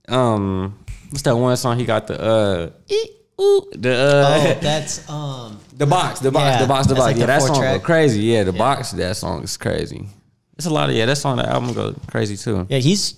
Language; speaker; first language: English; native; English